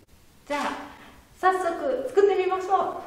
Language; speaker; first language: Japanese; non-native, fluent; German